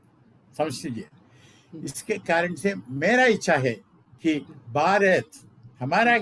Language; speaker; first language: Hindi; non-native, local second language; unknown